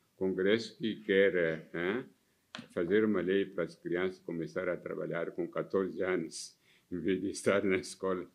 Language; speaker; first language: Portuguese; non-native, fluent; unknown